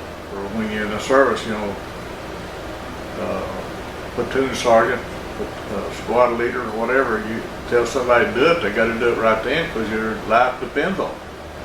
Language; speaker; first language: English; native; English